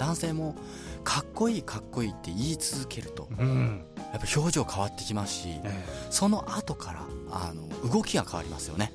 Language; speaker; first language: Japanese; native; Japanese